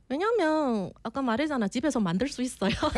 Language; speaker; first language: Korean; non-native, learner; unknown